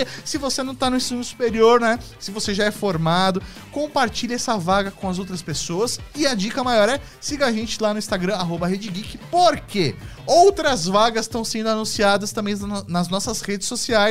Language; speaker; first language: Portuguese; native; Portuguese